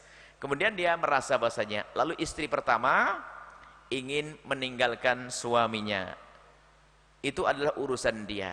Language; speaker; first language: Indonesian; native; Indonesian